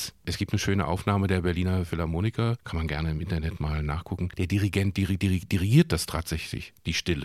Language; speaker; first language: German; native; German